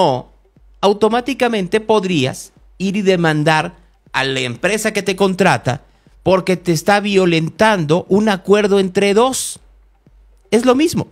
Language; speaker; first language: Spanish; native; Spanish